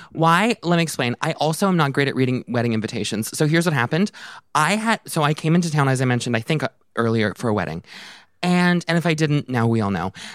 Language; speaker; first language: English; native; English